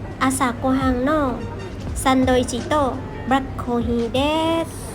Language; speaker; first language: Japanese; non-native, learner; Thai